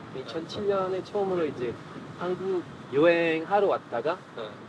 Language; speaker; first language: Korean; non-native, fluent; French